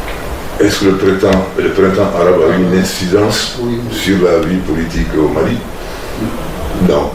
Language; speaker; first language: French; non-native, local second language; Bambara